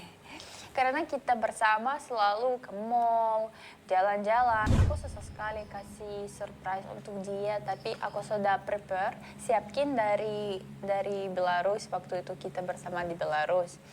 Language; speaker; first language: Indonesian; non-native, learner; Russian